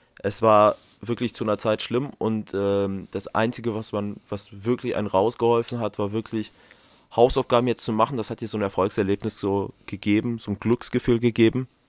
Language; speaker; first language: German; non-native, fluent; Romanian